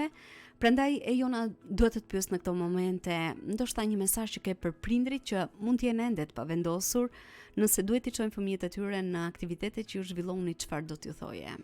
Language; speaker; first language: Albanian; native; Albanian